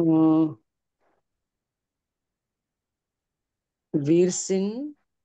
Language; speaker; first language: German; non-native, learner; Marathi